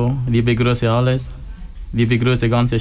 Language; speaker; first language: German; non-native, learner; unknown